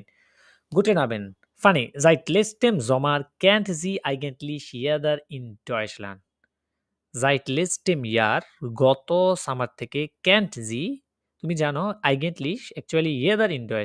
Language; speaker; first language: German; non-native, fluent; Bangla